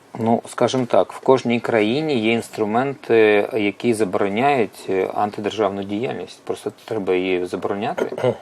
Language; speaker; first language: Ukrainian; non-native, local second language; Russian